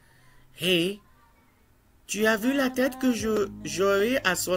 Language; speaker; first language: French; non-native, fluent; Arabic